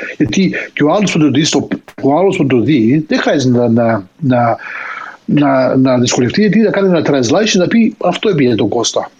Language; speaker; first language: Greek; early bilingual, heritage; Greek